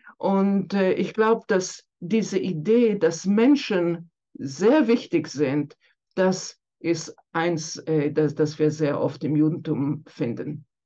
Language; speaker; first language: German; non-native, fluent; Hebrew